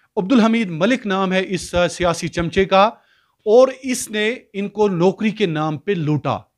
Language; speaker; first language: Hindi; non-native, local second language; Kashmiri